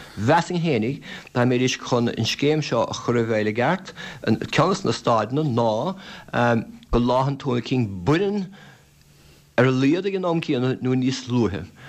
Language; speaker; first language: Irish; native; Irish